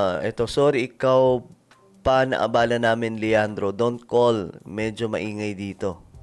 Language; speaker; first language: Filipino; non-native, local second language; Waray